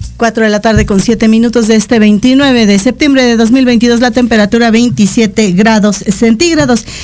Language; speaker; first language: Spanish; native; Spanish